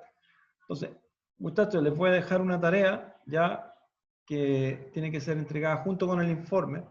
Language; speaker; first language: Spanish; native; Spanish